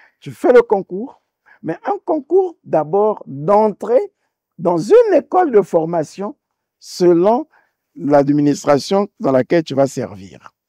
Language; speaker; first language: French; native; French